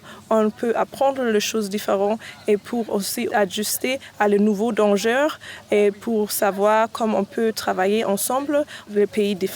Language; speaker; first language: French; non-native, fluent; German